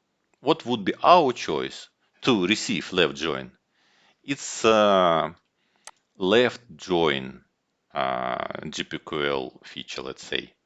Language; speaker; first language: English; non-native, fluent; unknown